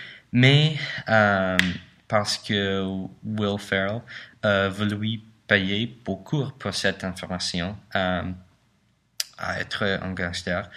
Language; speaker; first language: French; non-native, learner; English